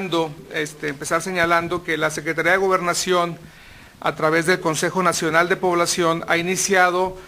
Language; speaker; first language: Spanish; native; Spanish